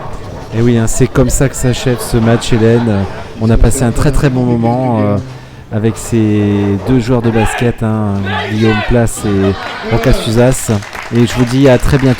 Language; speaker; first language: French; native; French